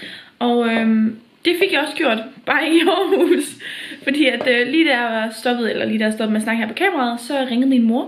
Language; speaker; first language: Danish; native; Danish